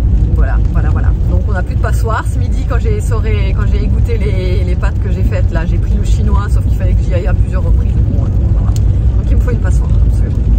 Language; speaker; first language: French; native; French